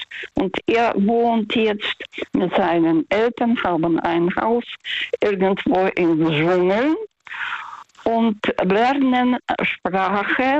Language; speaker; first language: German; early bilingual, heritage; Russian